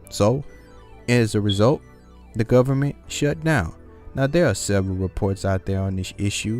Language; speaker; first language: English; native; English